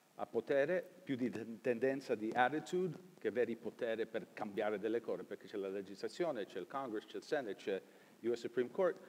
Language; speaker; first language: Italian; early bilingual, heritage; Italian